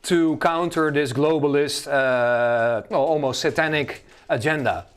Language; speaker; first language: English; non-native, fluent; Dutch